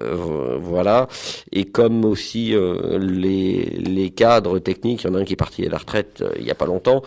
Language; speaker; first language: French; native; French